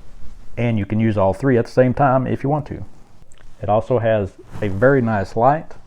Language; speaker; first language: English; native; English